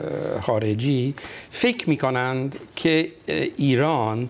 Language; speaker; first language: Persian; non-native, fluent; English